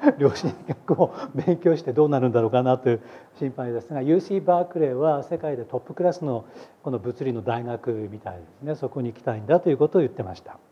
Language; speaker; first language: Japanese; native; Japanese